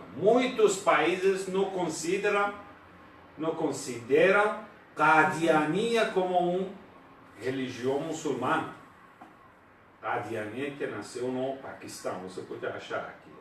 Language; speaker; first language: Portuguese; non-native, learner; Persian